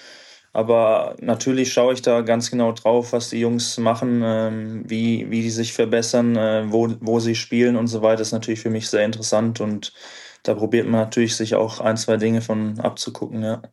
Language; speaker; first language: German; native; German